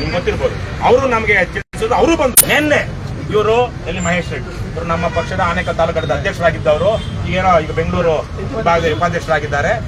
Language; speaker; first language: Kannada; native; Kannada